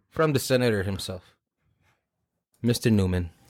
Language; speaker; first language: English; early bilingual, other home language; Spanish